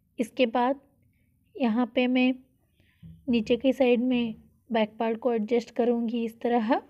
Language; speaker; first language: Hindi; non-native, local second language; Kannada